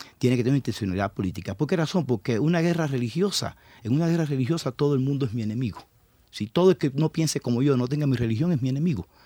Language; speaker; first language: Spanish; native; Spanish